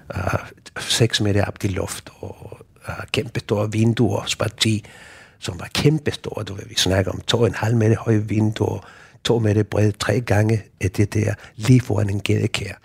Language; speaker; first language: Danish; non-native, fluent; Spanish